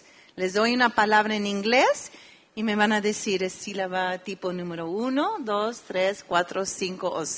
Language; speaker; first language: Spanish; early bilingual, heritage; Spanish